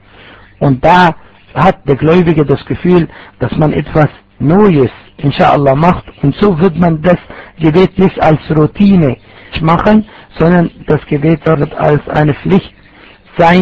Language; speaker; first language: German; non-native, fluent; Arabic